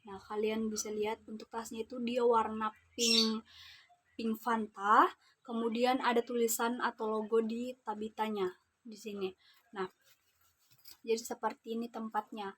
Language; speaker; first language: Indonesian; native; Indonesian